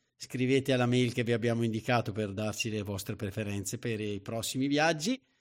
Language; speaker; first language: Italian; native; Italian